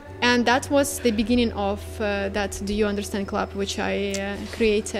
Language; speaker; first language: English; non-native, fluent; Ukrainian